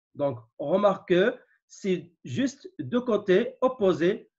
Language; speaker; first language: French; non-native, local second language; Arabic